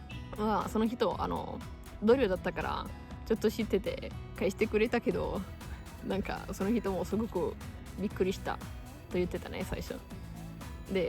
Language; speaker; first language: Japanese; non-native, fluent; Italian